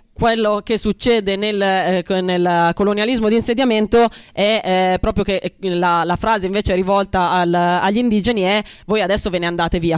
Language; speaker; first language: Italian; native; Italian